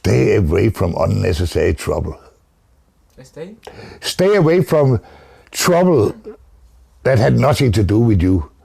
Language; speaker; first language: English; non-native, fluent; Danish